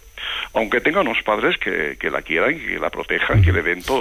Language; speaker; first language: Spanish; native; Spanish